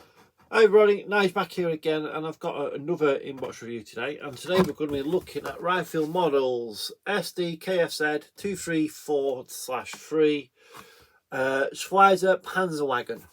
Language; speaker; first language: English; native; English